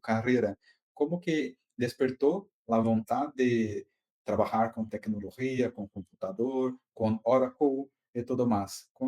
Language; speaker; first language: Spanish; non-native, fluent; Portuguese